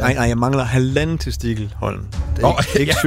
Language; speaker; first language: Danish; native; Danish